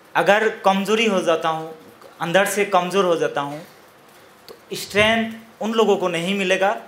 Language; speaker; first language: Hindi; non-native, local second language; Bangla